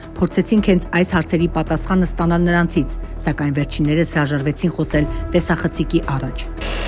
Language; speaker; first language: Armenian; native; Armenian